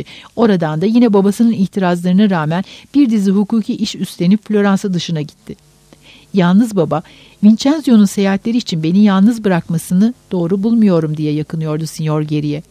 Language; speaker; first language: Turkish; native; Turkish